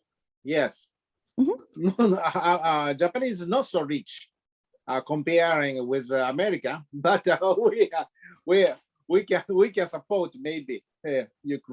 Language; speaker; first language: English; non-native, learner; Japanese